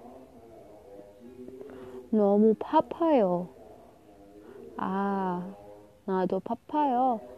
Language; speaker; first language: Korean; non-native, learner; Indonesian